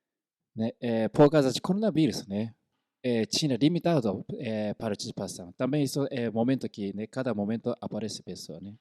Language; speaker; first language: Portuguese; non-native, fluent; Korean